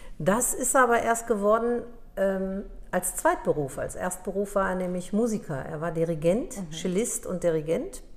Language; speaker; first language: German; early bilingual, other home language; Polish